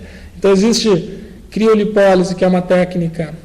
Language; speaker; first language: Portuguese; native; Portuguese